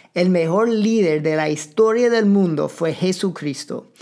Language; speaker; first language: Spanish; non-native, fluent; English